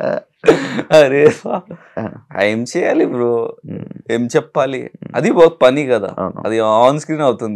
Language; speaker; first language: Telugu; non-native, learner; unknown